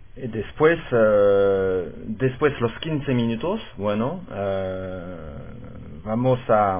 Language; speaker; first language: Spanish; non-native, fluent; French